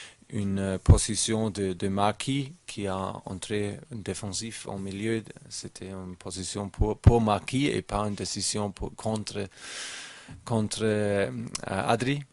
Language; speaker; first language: French; non-native, learner; German